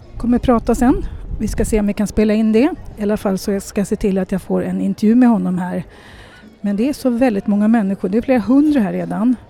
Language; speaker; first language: Swedish; native; Swedish